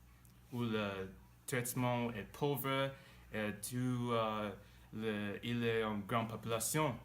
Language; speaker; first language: French; non-native, learner; English